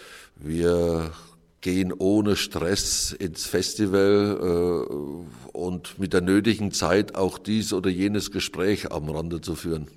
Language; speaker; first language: German; native; German